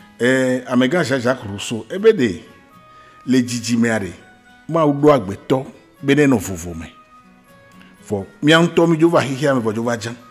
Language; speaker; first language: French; non-native, local second language; Ewe